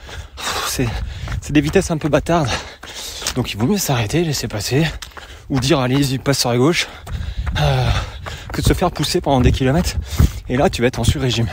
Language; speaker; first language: French; native; French